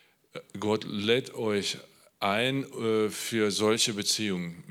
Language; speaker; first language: German; non-native, learner; Polish